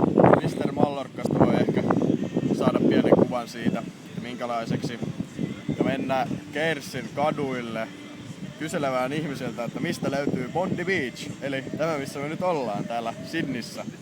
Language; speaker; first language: Finnish; native; Finnish